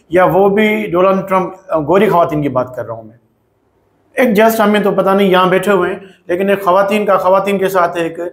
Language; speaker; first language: Urdu; non-native, local second language; Sindhi